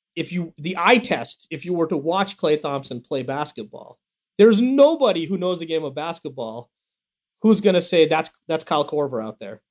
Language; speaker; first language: English; native; English